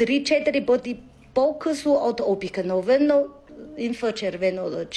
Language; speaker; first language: Bulgarian; non-native, learner; Chinese